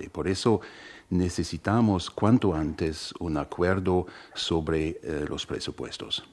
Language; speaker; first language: Spanish; non-native, fluent; German